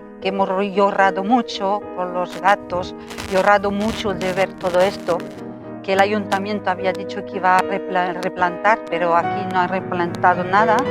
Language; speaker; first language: Spanish; non-native, fluent; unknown